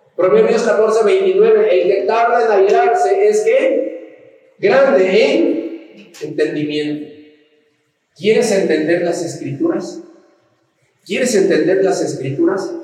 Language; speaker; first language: Spanish; native; Spanish